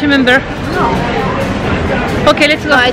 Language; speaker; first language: English; non-native, learner; French